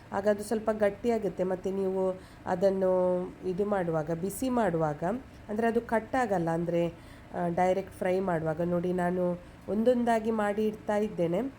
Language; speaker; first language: Kannada; non-native, local second language; Konkani